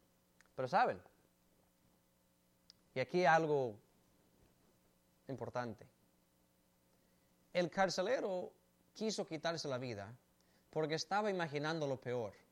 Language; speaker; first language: Spanish; native; Spanish